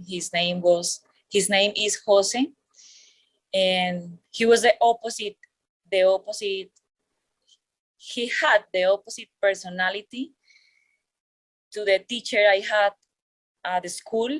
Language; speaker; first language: English; non-native, learner; Spanish